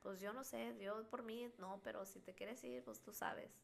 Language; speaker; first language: Spanish; early bilingual, other home language; English